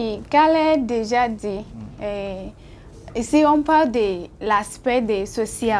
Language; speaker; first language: French; non-native, learner; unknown